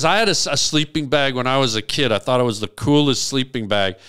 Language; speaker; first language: English; native; English